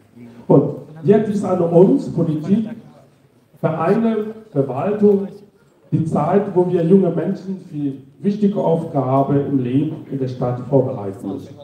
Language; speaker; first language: German; non-native, fluent; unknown